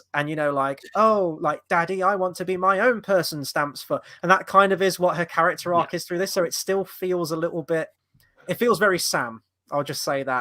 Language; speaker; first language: English; native; English